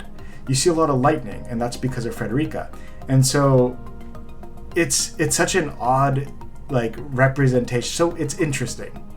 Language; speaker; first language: English; native; English